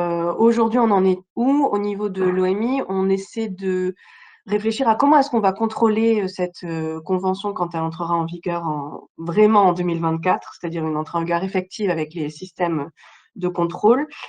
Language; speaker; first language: French; native; French